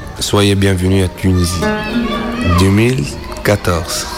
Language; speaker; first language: French; non-native, learner; Arabic